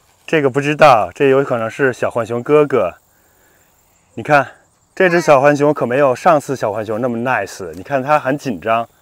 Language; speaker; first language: Chinese; native; Chinese